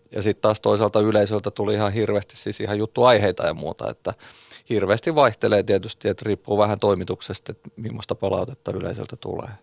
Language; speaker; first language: Finnish; native; Finnish